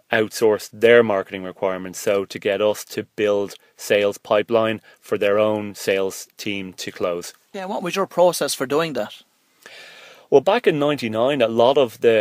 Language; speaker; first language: English; native; English